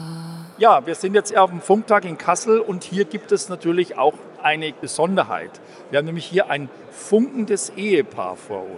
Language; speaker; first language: German; native; German